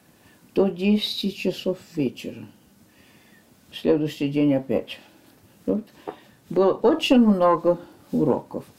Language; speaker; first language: Russian; early bilingual, heritage; French